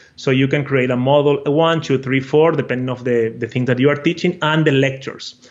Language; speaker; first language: English; non-native, fluent; Portuguese